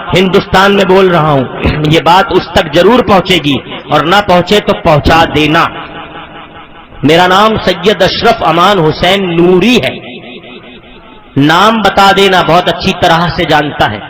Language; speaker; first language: Urdu; native; Urdu